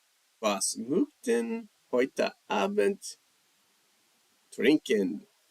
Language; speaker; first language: German; non-native, fluent; English